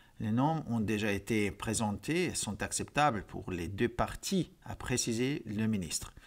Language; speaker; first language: French; non-native, fluent; Hungarian